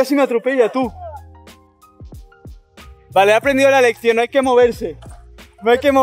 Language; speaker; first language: Spanish; native; Spanish